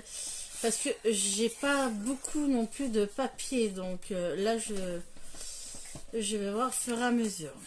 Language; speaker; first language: French; native; French